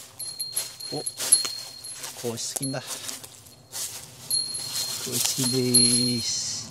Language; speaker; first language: Japanese; native; Japanese